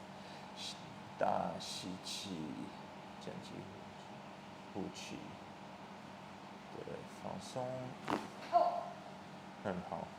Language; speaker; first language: Chinese; non-native, learner; English